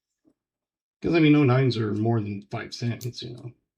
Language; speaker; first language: English; native; English